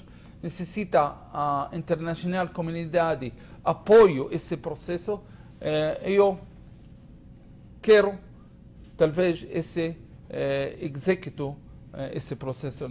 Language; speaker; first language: Spanish; non-native, learner; Hebrew